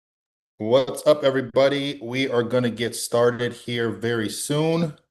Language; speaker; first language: English; native; English